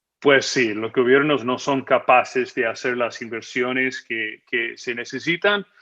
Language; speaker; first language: Spanish; non-native, fluent; English